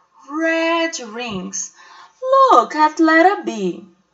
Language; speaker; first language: English; non-native, fluent; Portuguese